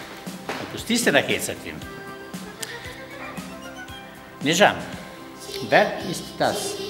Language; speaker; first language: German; non-native, fluent; Slovenian